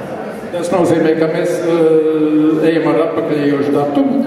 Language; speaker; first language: Latvian; native; Latvian